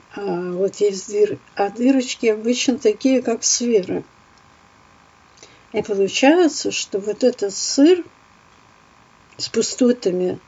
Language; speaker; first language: Russian; native; Russian